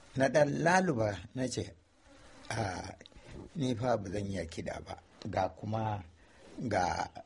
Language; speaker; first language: Hausa; non-native, local second language; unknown